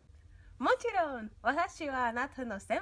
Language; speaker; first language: Japanese; non-native, learner; English